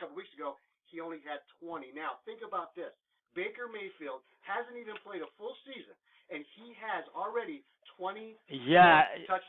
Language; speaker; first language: English; native; English